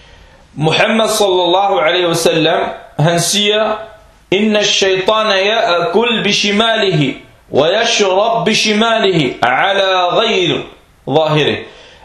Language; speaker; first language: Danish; non-native, fluent; Arabic